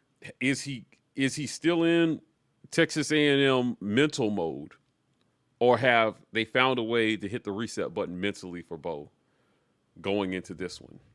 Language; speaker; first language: English; native; English